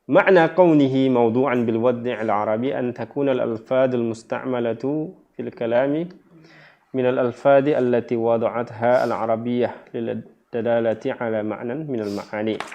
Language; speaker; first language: Arabic; non-native, fluent; Indonesian